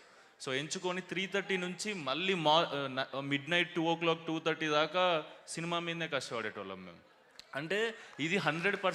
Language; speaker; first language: Telugu; native; Telugu